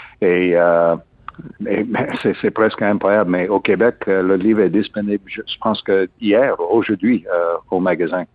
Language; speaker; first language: French; non-native, learner; English